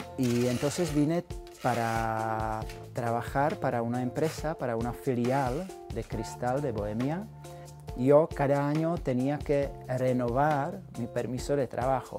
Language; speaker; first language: Spanish; non-native, fluent; Czech